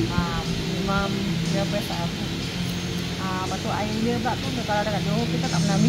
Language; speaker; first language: Malay; native; Malay